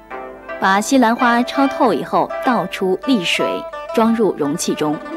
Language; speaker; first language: Chinese; native; Chinese